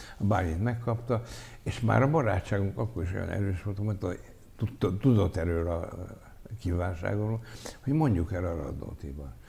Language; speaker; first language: Hungarian; native; Hungarian